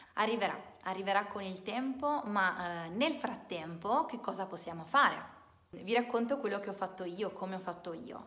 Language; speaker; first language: Italian; native; Italian